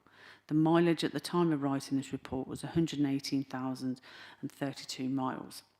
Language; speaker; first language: English; native; English